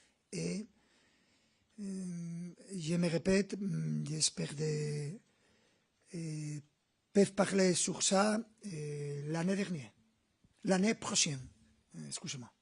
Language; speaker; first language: French; non-native, learner; Spanish